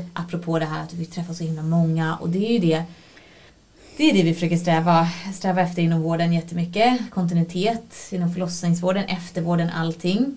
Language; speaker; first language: Swedish; native; Swedish